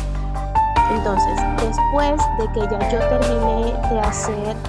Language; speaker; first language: Spanish; native; Spanish